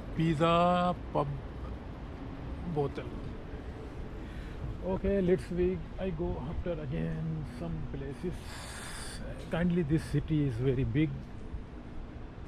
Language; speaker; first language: English; non-native, learner; Urdu